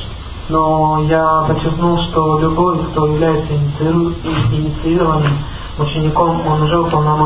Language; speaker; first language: Russian; native; Russian